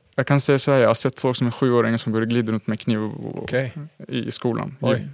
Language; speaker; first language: Swedish; early bilingual, other home language; Arabic